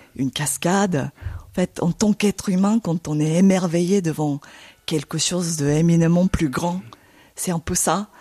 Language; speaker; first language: French; non-native, fluent; Japanese